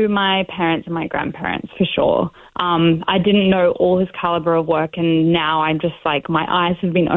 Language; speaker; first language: English; native; English